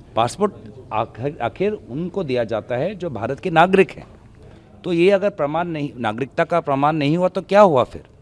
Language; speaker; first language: Hindi; non-native, local second language; Assamese